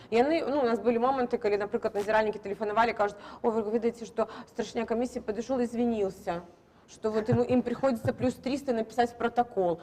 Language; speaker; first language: Belarusian; non-native, local second language; Russian